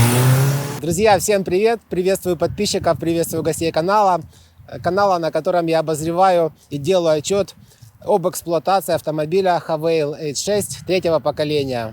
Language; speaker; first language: Russian; native; Russian